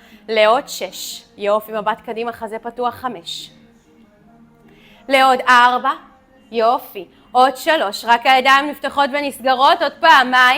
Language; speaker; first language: Hebrew; native; Hebrew